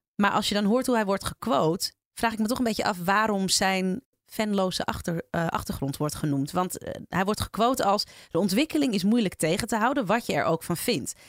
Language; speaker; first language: Dutch; native; Dutch